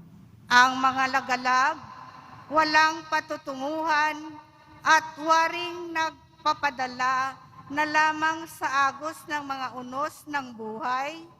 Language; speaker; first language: Filipino; native; Filipino